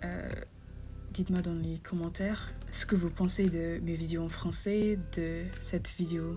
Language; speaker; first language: French; non-native, fluent; English